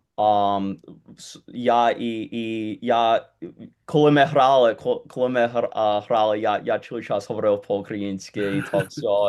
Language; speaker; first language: Ukrainian; early bilingual, heritage; Ukrainian